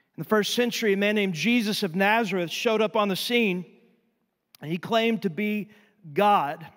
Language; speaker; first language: English; native; English